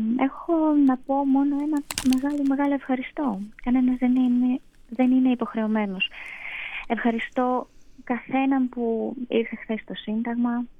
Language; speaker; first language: Greek; non-native, fluent; Russian